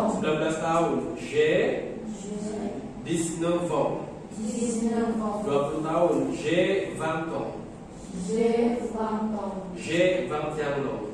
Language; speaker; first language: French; non-native, fluent; Indonesian